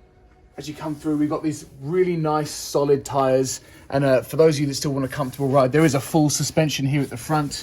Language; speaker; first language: English; native; English